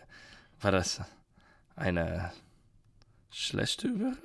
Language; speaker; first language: German; non-native, learner; English